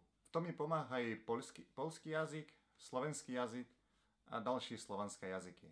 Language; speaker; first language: Czech; non-native, learner; Croatian